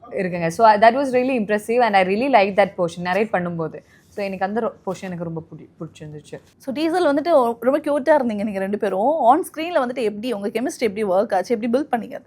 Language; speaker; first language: Tamil; native; Tamil